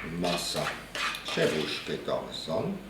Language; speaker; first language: Polish; non-native, learner; German